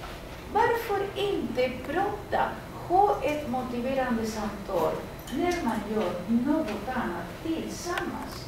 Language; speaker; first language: Swedish; non-native, fluent; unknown